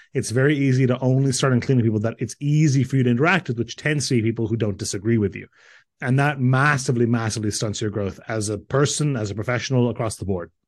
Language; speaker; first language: English; early bilingual, other home language; Croatian